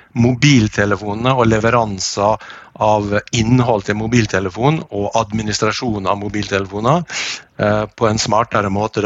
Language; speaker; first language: Norwegian; native; Norwegian